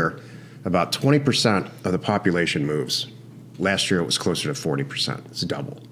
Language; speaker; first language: English; native; English